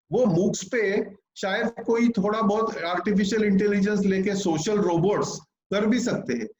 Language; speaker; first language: Hindi; non-native, local second language; Marathi